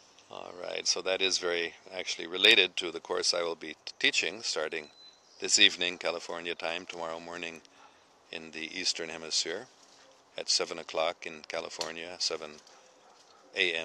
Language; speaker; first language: English; native; English